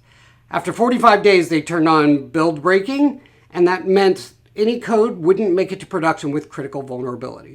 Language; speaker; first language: English; native; English